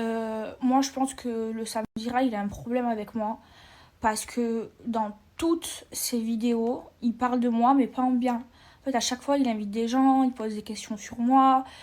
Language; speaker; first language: French; native; French